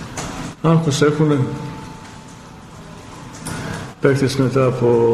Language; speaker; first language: Greek; non-native, fluent; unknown